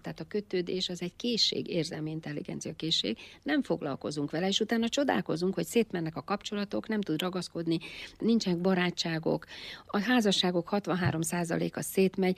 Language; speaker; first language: Hungarian; native; Hungarian